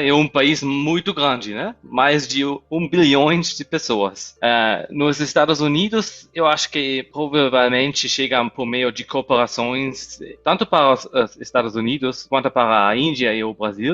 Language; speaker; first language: Portuguese; non-native, fluent; German